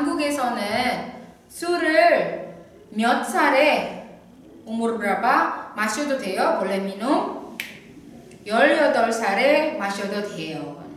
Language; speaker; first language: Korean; non-native, fluent; Indonesian